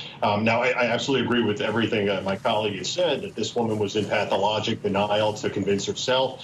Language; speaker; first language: English; native; English